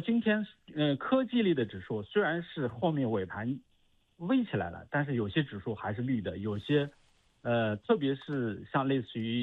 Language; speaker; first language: Chinese; native; Chinese